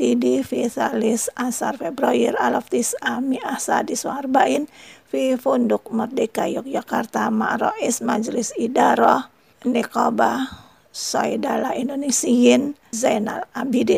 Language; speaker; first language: Arabic; non-native, fluent; Indonesian